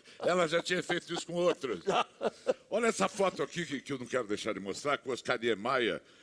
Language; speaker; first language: Portuguese; native; Portuguese